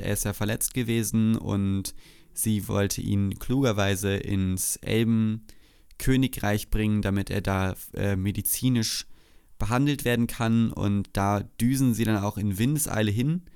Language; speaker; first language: German; native; German